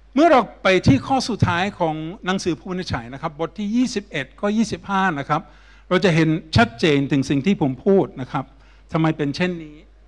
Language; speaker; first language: Thai; non-native, fluent; English